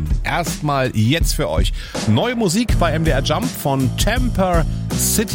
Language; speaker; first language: German; native; German